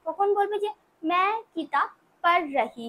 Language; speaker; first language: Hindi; non-native, local second language; Bangla